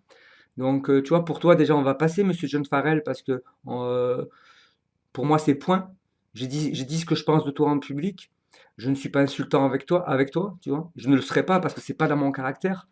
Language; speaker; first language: French; native; French